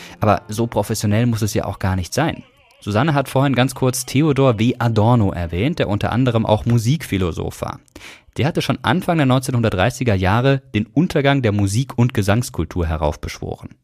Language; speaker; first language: German; native; German